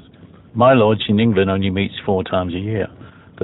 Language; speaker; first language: English; native; English